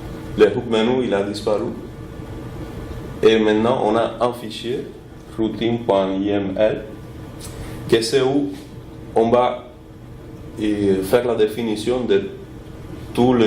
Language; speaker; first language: French; non-native, fluent; Spanish